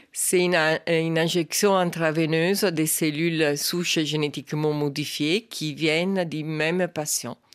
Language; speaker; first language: French; non-native, fluent; Italian